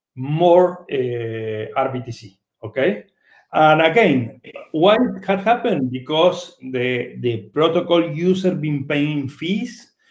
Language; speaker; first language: English; non-native, fluent; Spanish